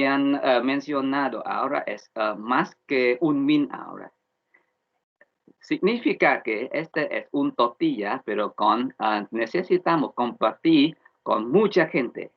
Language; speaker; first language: Spanish; non-native, learner; Vietnamese